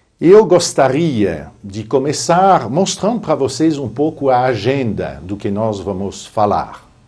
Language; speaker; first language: Portuguese; non-native, fluent; French